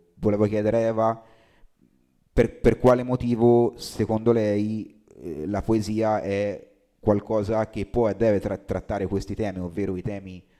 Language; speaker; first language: Italian; native; Italian